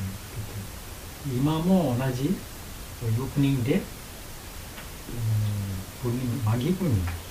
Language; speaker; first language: Japanese; non-native, learner; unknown